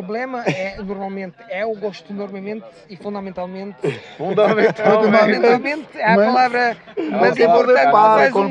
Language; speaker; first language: Portuguese; non-native, fluent; Italian